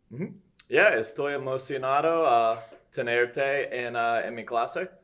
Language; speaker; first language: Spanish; non-native, fluent; English